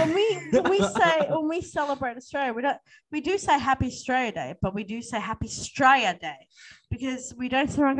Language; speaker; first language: English; native; English